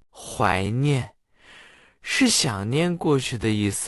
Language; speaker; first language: Chinese; non-native, fluent; English